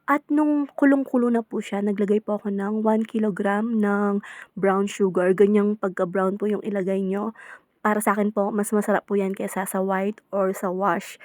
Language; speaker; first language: Filipino; native; Filipino